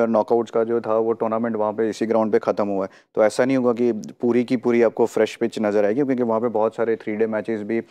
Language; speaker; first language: Hindi; non-native, local second language; Gujarati